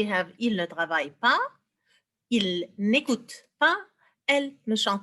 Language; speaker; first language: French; non-native, fluent; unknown